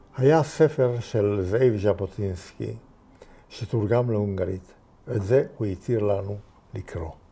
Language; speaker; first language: Hebrew; non-native, fluent; Hungarian